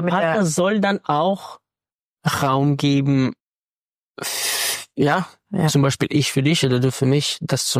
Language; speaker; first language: German; non-native, fluent; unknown